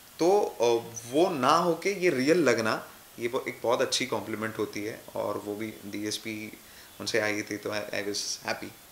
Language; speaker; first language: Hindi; non-native, local second language; Marathi